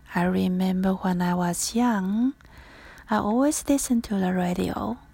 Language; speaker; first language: English; non-native, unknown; Min Nan Chinese